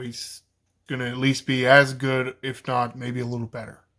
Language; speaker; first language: English; native; English